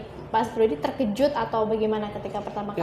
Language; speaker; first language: Indonesian; native; Indonesian